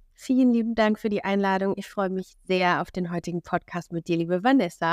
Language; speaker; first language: German; native; German